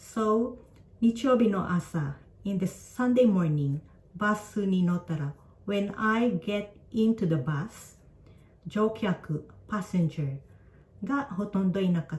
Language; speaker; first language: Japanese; non-native, fluent; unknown